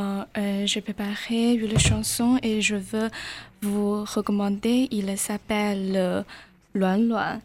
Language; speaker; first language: French; non-native, learner; Chinese